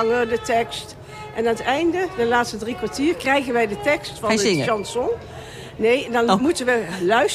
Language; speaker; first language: Dutch; native; Dutch